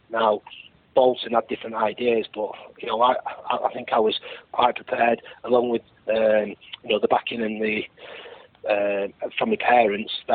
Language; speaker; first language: English; native; English